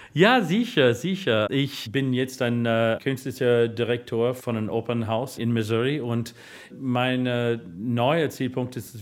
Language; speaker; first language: German; non-native, fluent; English